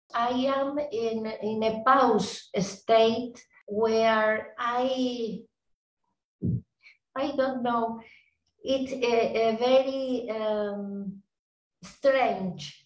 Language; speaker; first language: English; non-native, learner; Spanish